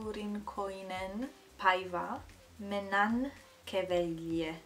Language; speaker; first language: Finnish; non-native, learner; Italian